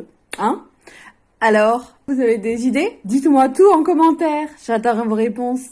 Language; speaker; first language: French; native; French